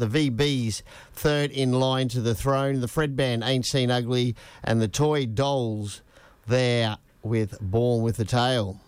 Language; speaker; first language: English; native; English